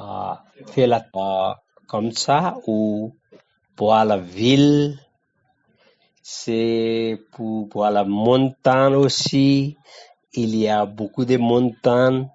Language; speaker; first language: French; non-native, learner; Nepali